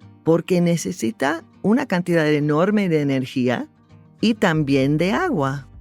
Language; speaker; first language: Spanish; non-native, fluent; English